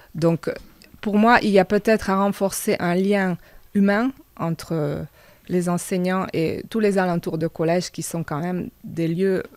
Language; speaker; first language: French; non-native, fluent; Hungarian